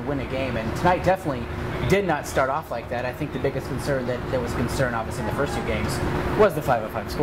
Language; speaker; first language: English; native; English